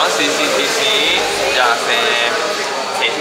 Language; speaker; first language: Spanish; non-native, learner; Japanese